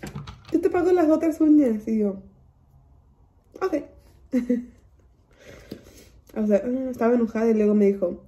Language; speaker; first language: Spanish; early bilingual, heritage; Spanish